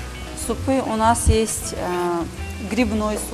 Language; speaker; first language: Russian; native; Russian